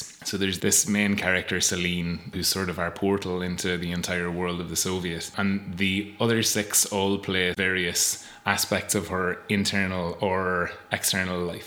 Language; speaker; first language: English; native; English